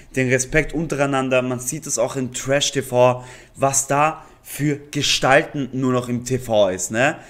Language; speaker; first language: German; native; German